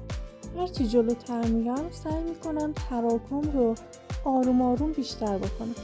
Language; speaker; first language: Persian; native; Persian